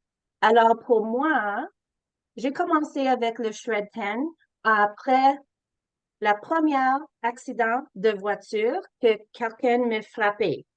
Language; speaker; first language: French; non-native, learner; English